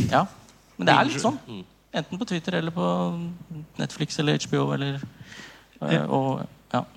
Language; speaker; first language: Norwegian; early bilingual, other home language; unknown